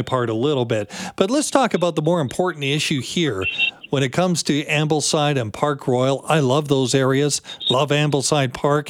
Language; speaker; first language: English; native; English